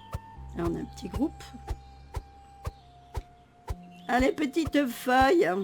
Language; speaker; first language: French; native; French